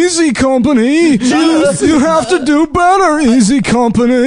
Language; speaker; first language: English; native; English